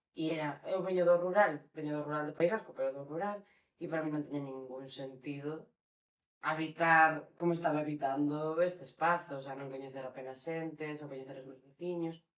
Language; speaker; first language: Galician; non-native, local second language; Spanish